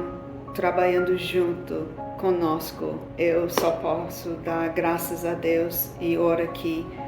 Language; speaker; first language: Portuguese; non-native, fluent; English